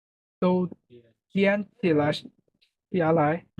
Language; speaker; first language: Chinese; non-native, learner; Bangla